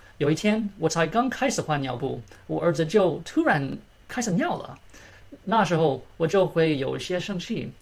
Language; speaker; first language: Chinese; early bilingual, heritage; Chinese